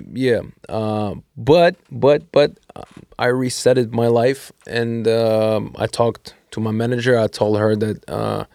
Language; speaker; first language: English; non-native, fluent; Russian